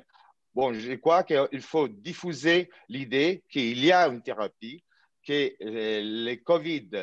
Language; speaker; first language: French; non-native, fluent; Italian